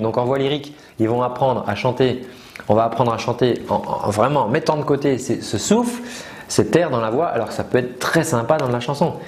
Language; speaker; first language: French; native; French